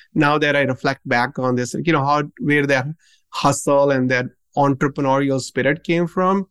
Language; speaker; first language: English; non-native, local second language; Punjabi